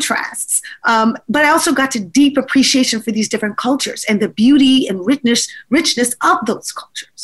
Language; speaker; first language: English; native; English